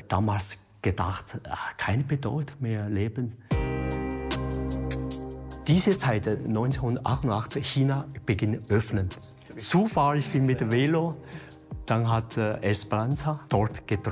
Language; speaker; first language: German; non-native, learner; Chinese